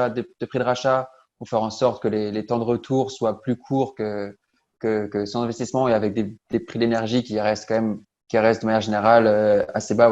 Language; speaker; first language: French; native; French